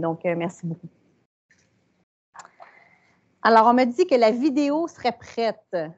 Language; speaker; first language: French; native; French